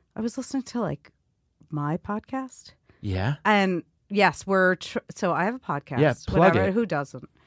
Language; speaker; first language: English; native; English